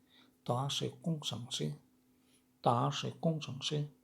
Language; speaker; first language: Chinese; non-native, learner; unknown